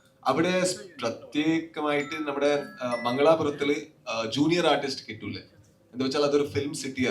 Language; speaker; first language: Malayalam; non-native, local second language; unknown